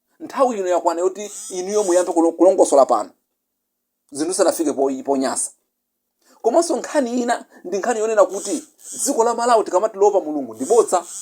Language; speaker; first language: Nyanja; non-native, local second language; Yao